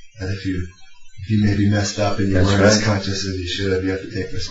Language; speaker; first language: English; native; English